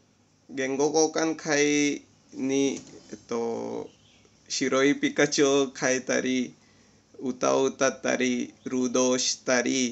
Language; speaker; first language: Japanese; non-native, learner; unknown